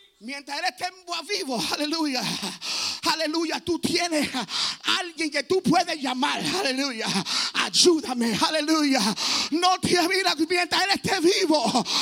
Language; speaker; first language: Spanish; early bilingual, heritage; Spanish